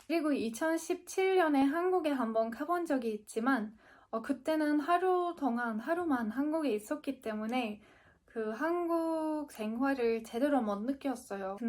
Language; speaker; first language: Korean; non-native, fluent; Turkish